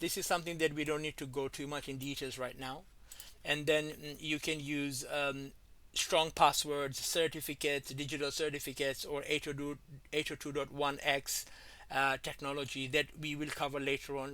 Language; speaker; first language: English; non-native, fluent; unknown